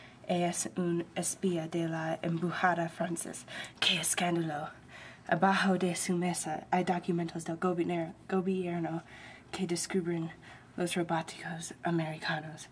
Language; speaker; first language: Spanish; non-native, learner; English